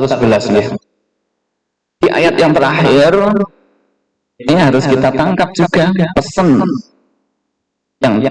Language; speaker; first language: Indonesian; non-native, local second language; Javanese